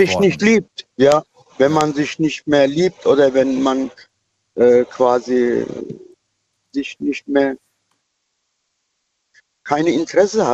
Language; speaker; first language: German; non-native, fluent; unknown